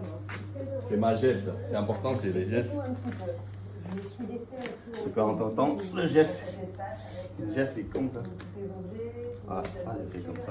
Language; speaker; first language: French; non-native, fluent; Vietnamese